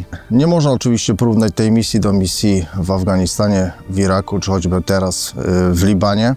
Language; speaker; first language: Polish; native; Polish